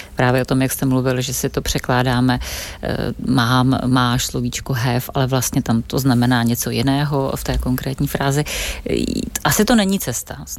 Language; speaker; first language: Czech; native; Czech